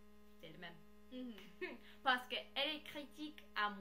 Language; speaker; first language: French; non-native, learner; English